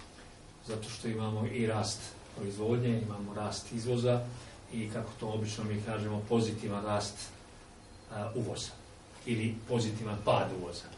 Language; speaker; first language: Serbian; native; Serbian